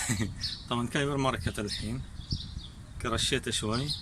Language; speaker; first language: Arabic; native; Arabic